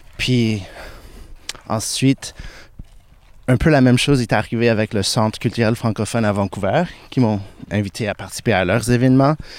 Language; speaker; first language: French; non-native, local second language; English